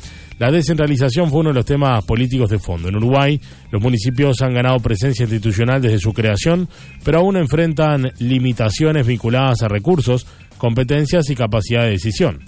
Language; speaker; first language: Spanish; native; Spanish